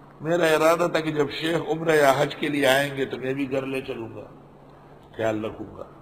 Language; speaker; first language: Urdu; non-native, local second language; Pashto